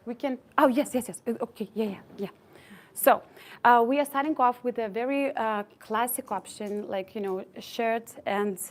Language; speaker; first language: English; non-native, fluent; Lithuanian